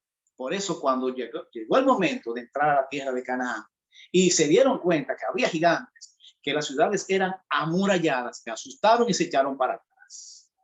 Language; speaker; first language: Spanish; native; Spanish